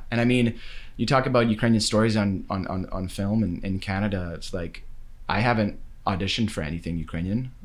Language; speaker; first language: English; native; English